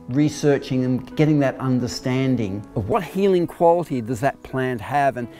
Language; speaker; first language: English; native; English